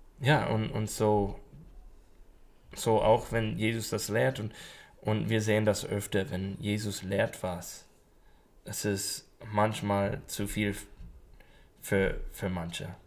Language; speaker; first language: German; non-native, learner; English